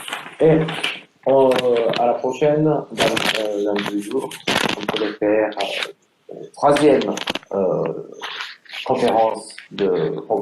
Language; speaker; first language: French; non-native, learner; Japanese